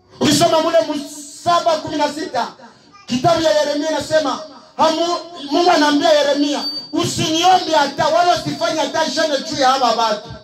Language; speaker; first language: Swahili; native; Swahili